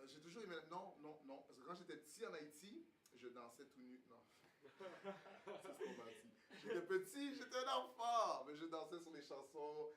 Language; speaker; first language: French; early bilingual, other home language; Haitian Creole